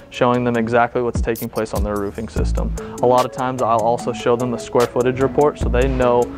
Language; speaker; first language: English; native; English